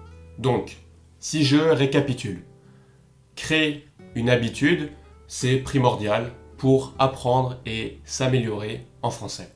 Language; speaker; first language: French; native; French